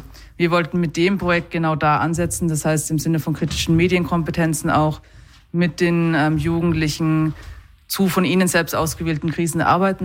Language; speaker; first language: German; native; German